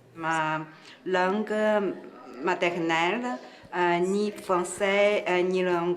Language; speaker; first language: French; non-native, learner; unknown